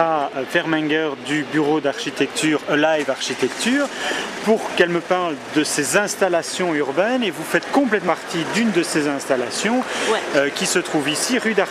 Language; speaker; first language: French; native; French